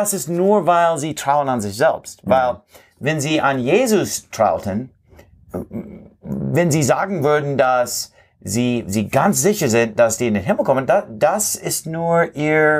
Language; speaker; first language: German; non-native, fluent; English